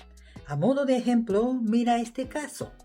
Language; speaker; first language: Spanish; non-native, fluent; Japanese